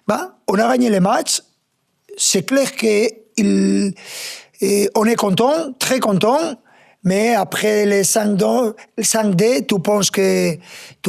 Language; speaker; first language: French; non-native, fluent; Spanish